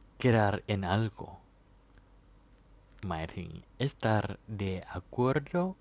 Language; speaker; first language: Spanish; non-native, fluent; Thai